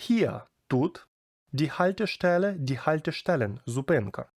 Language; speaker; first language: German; non-native, fluent; Ukrainian